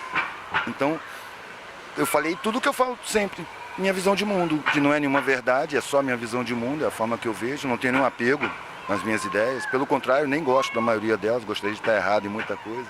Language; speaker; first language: Portuguese; native; Portuguese